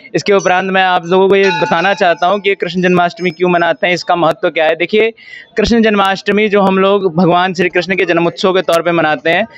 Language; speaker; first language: Hindi; native; Hindi